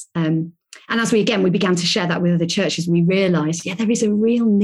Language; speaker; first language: English; native; English